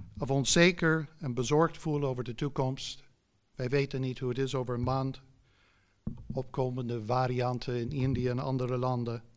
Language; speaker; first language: Dutch; non-native, fluent; English